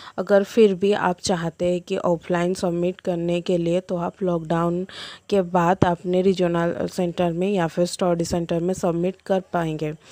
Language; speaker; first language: Hindi; non-native, local second language; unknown